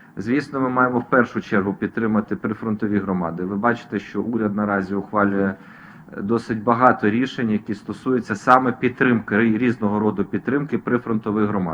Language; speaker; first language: Ukrainian; native; Ukrainian